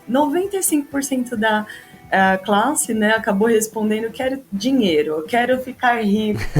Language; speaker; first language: Portuguese; native; Portuguese